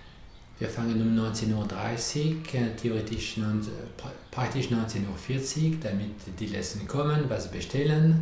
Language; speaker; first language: German; non-native, fluent; French